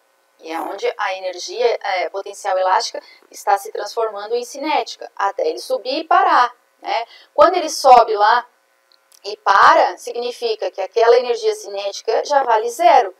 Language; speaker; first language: Portuguese; native; Portuguese